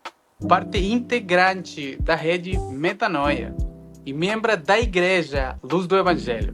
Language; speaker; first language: Portuguese; non-native, fluent; Spanish